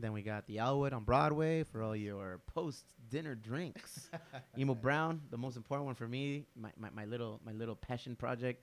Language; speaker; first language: English; early bilingual, other home language; Spanish